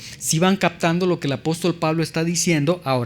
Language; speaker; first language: Spanish; native; Spanish